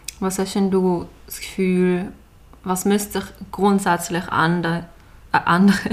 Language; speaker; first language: German; native; German